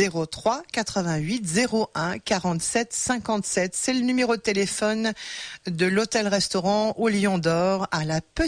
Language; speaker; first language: French; native; French